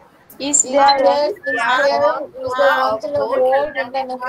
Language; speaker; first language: English; non-native, learner; Bangla